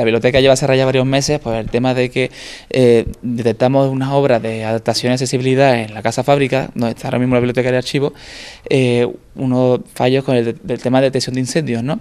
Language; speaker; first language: Spanish; native; Spanish